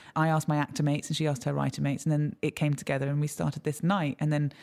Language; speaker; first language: English; native; English